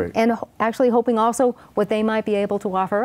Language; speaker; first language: English; native; English